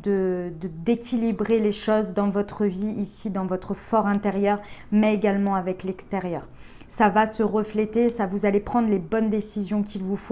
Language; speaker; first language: French; native; French